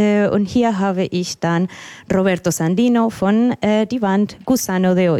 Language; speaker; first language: German; non-native, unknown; Spanish